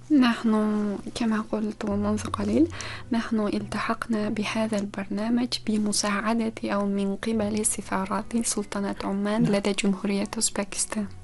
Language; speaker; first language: Arabic; non-native, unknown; Uzbek